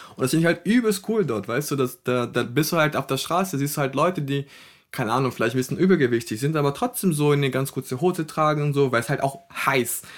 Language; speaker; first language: German; non-native, fluent; Portuguese